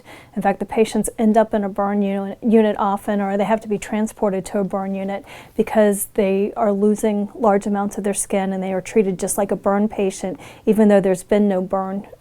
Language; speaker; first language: English; native; English